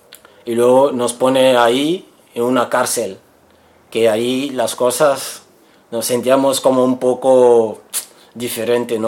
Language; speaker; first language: Spanish; non-native, learner; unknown